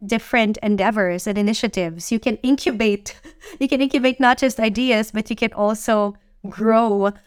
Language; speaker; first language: English; non-native, local second language; Filipino